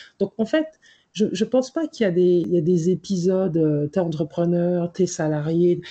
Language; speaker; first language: French; native; French